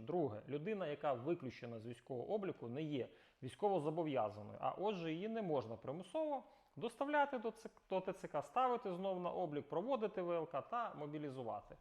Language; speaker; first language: Ukrainian; native; Ukrainian